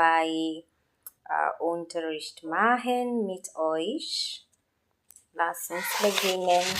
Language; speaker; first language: German; non-native, learner; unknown